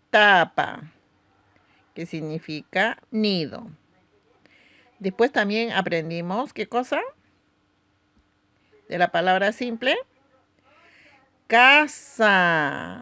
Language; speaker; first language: Spanish; non-native, local second language; Aymara